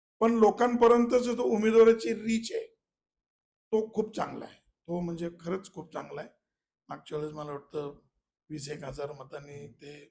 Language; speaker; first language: Marathi; non-native, local second language; Malayalam